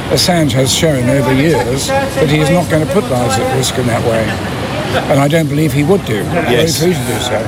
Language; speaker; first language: English; native; English